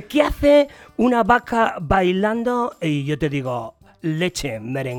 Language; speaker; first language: Spanish; native; Spanish